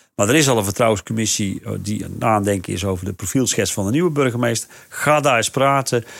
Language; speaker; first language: Dutch; native; Dutch